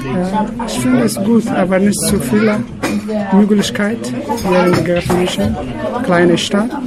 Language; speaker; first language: German; non-native, learner; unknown